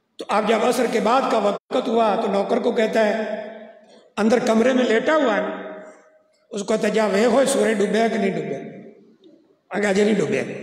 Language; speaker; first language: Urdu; non-native, local second language; Punjabi